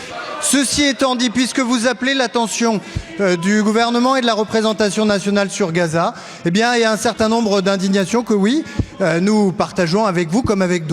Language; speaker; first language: French; native; French